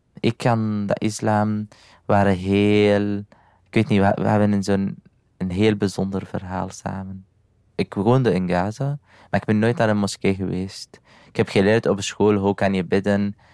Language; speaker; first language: Dutch; non-native, fluent; Arabic